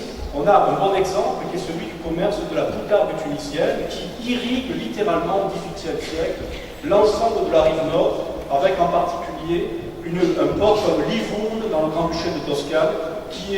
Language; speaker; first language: French; native; French